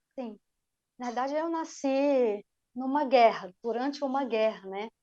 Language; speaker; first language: Portuguese; non-native, fluent; Arabic